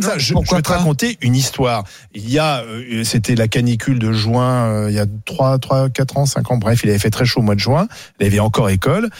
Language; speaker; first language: French; native; French